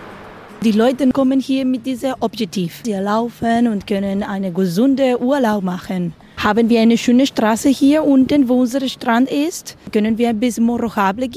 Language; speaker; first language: German; non-native, learner; Spanish